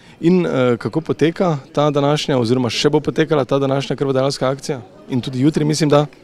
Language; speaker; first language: Slovenian; native; Slovenian